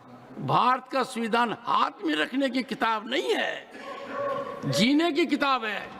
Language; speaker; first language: Hindi; native; Hindi